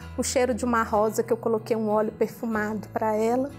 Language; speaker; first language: Portuguese; native; Portuguese